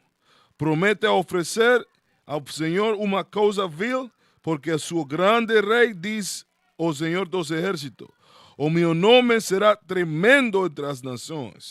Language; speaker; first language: Portuguese; non-native, learner; Spanish